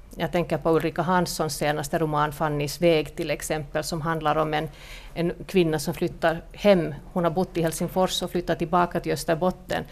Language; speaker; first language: Swedish; native; Swedish